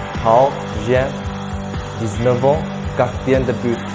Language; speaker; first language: French; non-native, learner; Chinese